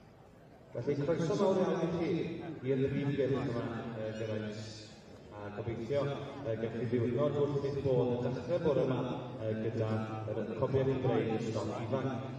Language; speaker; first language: Welsh; native; Welsh